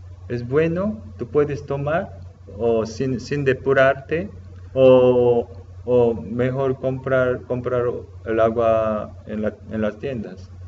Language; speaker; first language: Spanish; non-native, learner; Korean